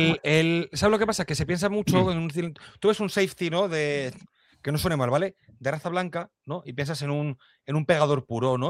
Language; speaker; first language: Spanish; native; Spanish